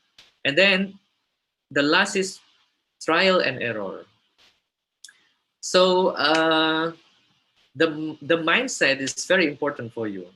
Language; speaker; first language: English; non-native, fluent; Indonesian